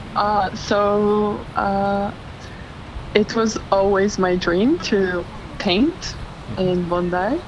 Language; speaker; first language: English; non-native, fluent; Slovak